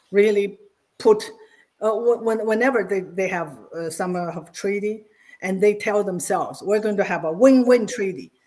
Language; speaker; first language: English; non-native, fluent; Chinese